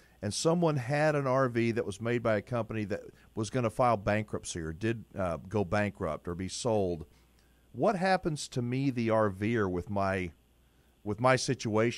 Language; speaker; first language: English; native; English